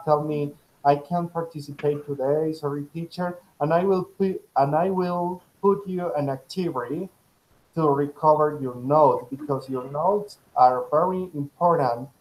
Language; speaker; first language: English; non-native, fluent; Spanish